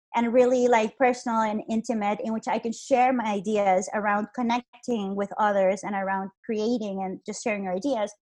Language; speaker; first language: English; non-native, fluent; Spanish